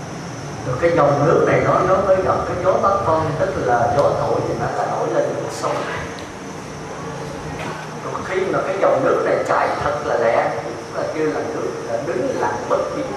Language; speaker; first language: Vietnamese; native; Vietnamese